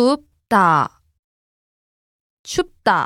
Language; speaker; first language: Korean; native; Korean